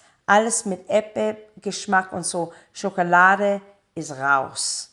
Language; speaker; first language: German; non-native, learner; English